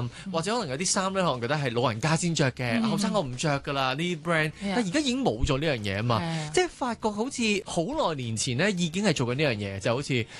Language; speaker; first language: Cantonese; native; Cantonese